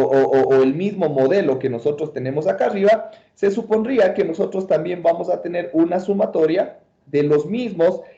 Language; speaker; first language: Spanish; native; Spanish